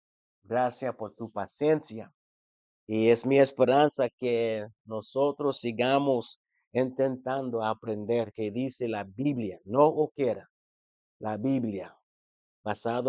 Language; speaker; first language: Spanish; non-native, fluent; English